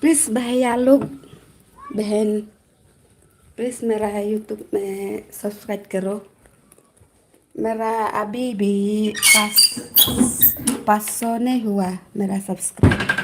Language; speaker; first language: Hindi; non-native, learner; Khasi